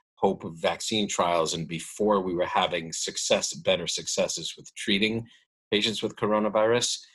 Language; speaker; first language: English; native; English